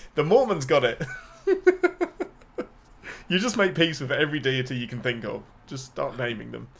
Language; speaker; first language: English; native; English